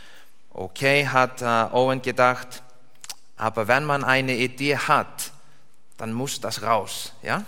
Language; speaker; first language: German; non-native, learner; Icelandic